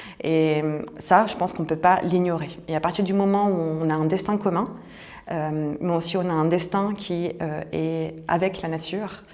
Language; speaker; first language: French; native; French